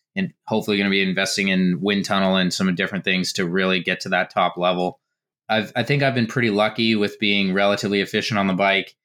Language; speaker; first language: English; native; English